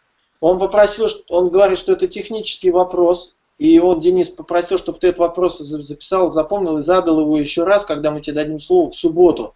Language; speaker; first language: Russian; native; Russian